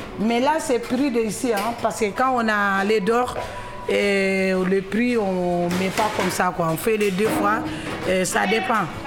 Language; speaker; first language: French; non-native, local second language; Wolof